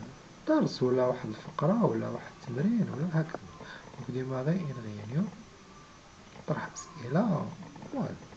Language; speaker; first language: Arabic; native; Arabic